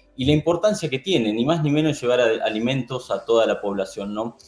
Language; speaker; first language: Spanish; native; Spanish